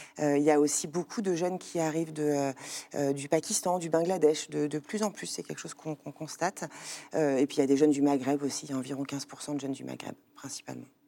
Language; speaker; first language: French; native; French